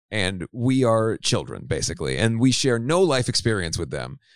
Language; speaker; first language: English; native; English